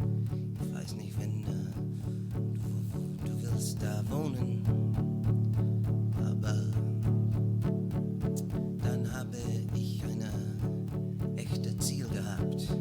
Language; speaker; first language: German; non-native, learner; English